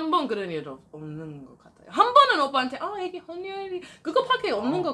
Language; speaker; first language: Korean; non-native, learner; English